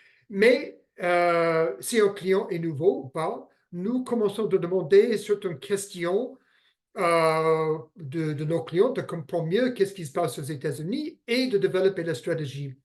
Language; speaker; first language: French; non-native, fluent; English